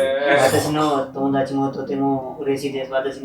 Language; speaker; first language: Japanese; non-native, learner; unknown